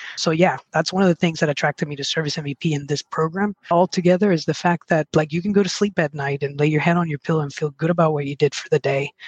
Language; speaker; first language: English; early bilingual, other home language; Spanish